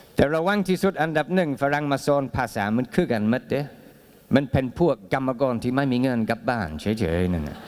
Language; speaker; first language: Thai; non-native, fluent; English